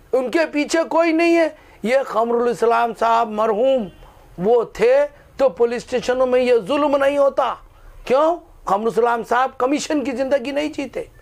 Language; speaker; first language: Urdu; native; Urdu